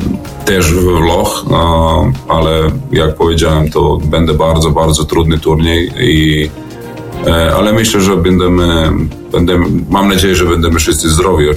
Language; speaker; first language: Polish; non-native, learner; Serbian